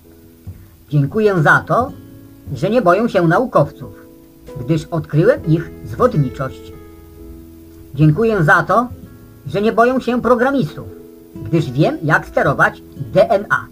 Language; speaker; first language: Polish; native; Polish